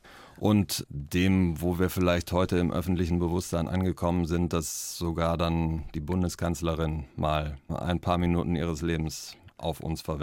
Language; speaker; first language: German; native; German